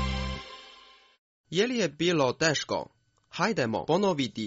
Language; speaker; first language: Croatian; non-native, fluent; Chinese